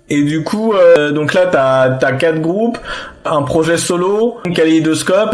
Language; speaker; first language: French; native; French